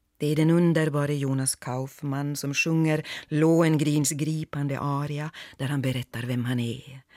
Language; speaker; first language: Swedish; native; Swedish